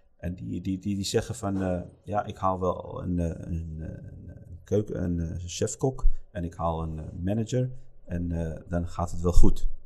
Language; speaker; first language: Dutch; early bilingual, other home language; Riffian